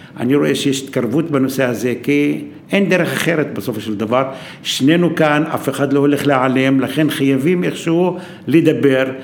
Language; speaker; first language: Hebrew; non-native, local second language; Arabic